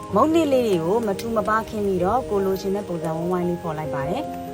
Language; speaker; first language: Burmese; native; Burmese